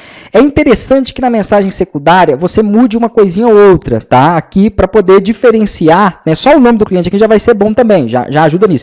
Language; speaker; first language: Portuguese; native; Portuguese